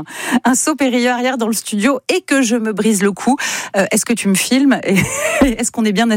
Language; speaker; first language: French; native; French